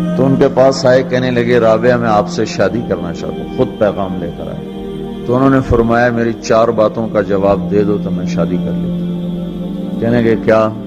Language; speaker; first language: Urdu; non-native, local second language; Punjabi